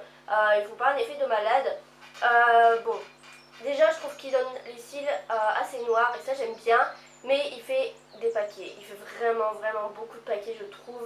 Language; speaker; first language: French; native; French